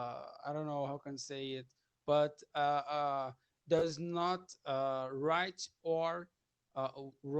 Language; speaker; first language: English; non-native, learner; Portuguese